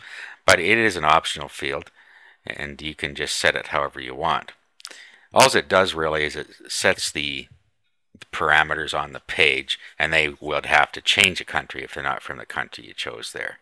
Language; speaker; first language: English; native; English